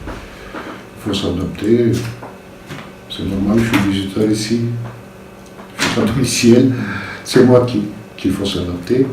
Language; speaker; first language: French; non-native, fluent; Bulgarian